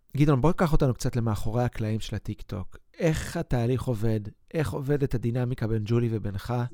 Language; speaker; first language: Hebrew; native; Hebrew